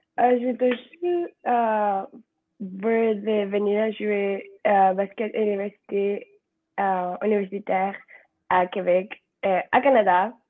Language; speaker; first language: French; non-native, learner; Spanish